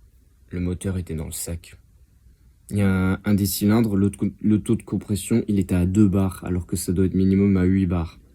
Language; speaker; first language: French; native; French